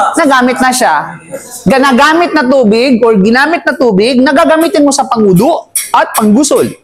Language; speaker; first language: Filipino; native; Filipino